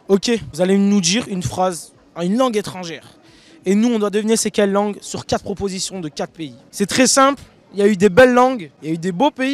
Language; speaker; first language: French; native; French